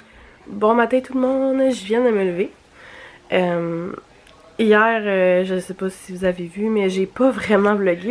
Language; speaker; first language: French; native; French